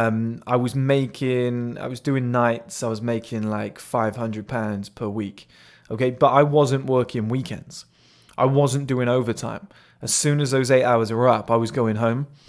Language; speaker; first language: English; native; English